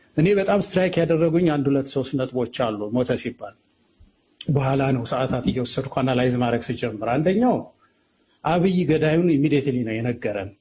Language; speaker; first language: Amharic; native; Amharic